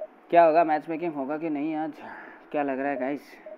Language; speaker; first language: Hindi; non-native, local second language; Bangla